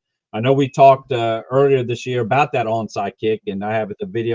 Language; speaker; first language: English; native; English